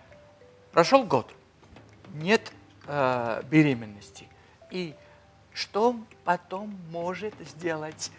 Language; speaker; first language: Russian; non-native, fluent; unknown